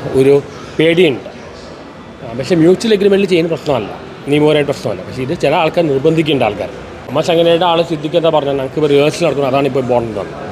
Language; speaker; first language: Malayalam; native; Malayalam